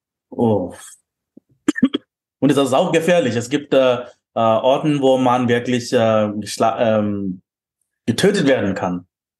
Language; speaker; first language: German; non-native, fluent; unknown